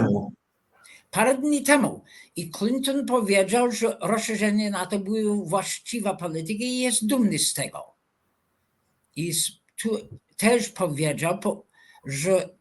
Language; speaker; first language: Polish; non-native, fluent; English